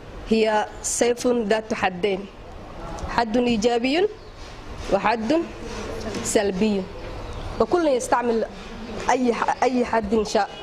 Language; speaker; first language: Arabic; non-native, learner; Somali